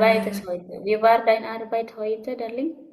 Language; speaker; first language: German; non-native, fluent; Indonesian